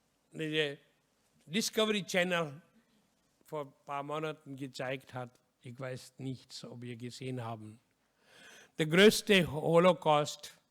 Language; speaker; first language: German; non-native, learner; Hindi